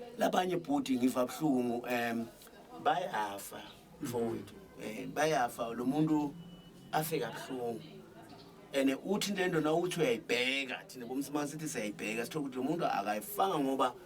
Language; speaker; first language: Zulu; non-native, local second language; Swati